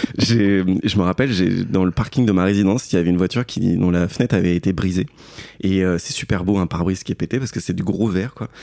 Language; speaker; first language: French; native; French